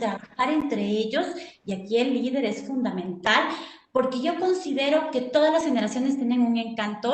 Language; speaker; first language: Spanish; native; Spanish